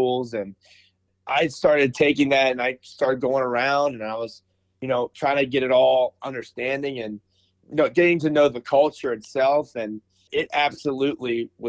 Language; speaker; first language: English; native; English